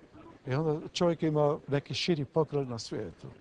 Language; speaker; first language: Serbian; early bilingual, heritage; English